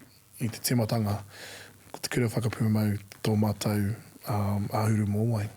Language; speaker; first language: Māori; non-native, local second language; English